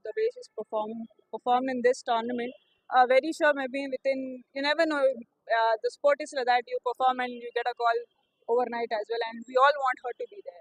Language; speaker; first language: English; non-native, local second language; Telugu